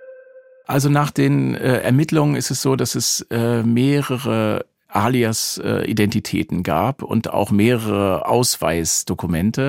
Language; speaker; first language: German; native; German